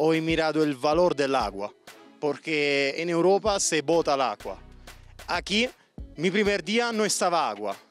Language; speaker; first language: Spanish; non-native, learner; Italian